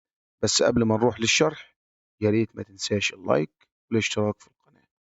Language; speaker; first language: Arabic; native; Arabic